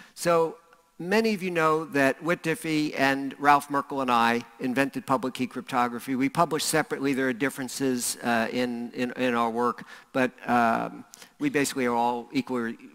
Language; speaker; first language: English; native; English